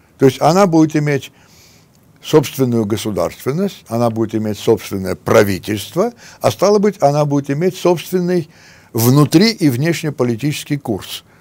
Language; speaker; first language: Russian; non-native, local second language; Armenian